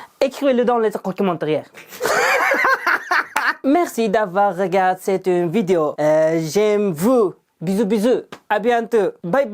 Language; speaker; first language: French; non-native, learner; Uzbek